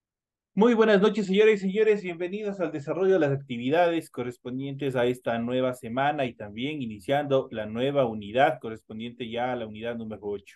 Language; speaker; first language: Spanish; native; Spanish